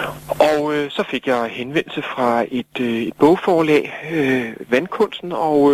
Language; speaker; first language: Danish; native; Danish